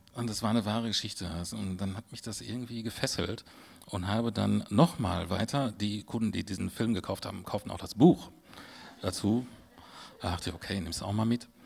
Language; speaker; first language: German; native; German